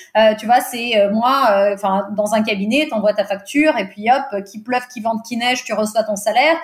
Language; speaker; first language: French; early bilingual, other home language; Portuguese